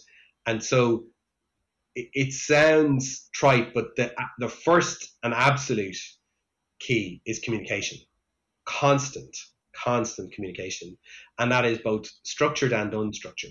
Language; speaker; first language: English; native; English